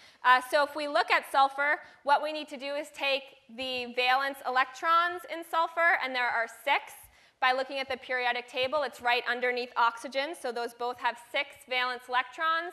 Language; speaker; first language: English; native; English